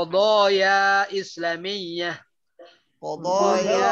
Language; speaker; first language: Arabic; non-native, fluent; Indonesian